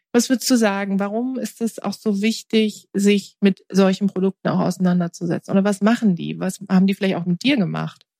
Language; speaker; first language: German; early bilingual, other home language; Turkish